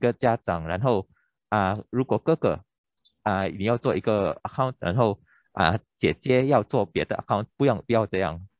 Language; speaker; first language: Chinese; non-native, local second language; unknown